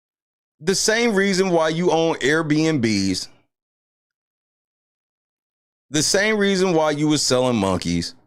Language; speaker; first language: English; native; English